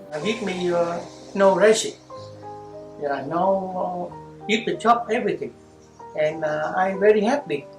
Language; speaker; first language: English; non-native, learner; Vietnamese